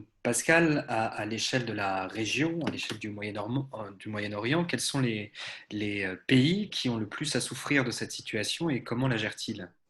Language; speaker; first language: French; native; French